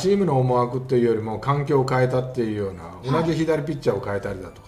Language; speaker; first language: Japanese; native; Japanese